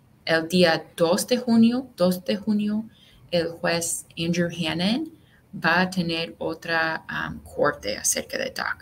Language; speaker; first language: Spanish; non-native, fluent; English